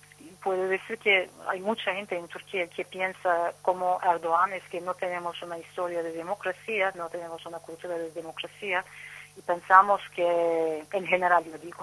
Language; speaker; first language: Spanish; non-native, fluent; Turkish